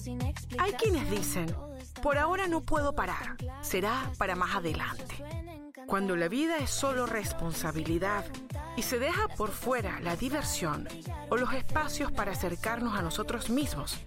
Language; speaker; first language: Spanish; native; Spanish